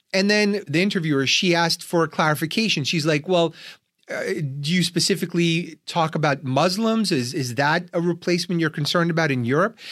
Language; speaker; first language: English; early bilingual, other home language; Russian